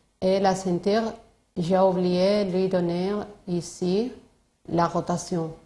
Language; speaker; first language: French; non-native, learner; Spanish